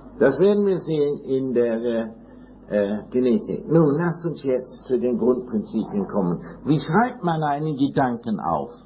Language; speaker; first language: German; non-native, fluent; English